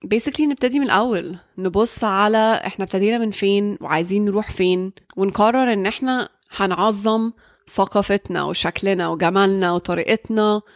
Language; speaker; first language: Arabic; early bilingual, heritage; Arabic